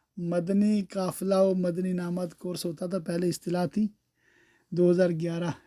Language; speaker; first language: Urdu; early bilingual, heritage; Urdu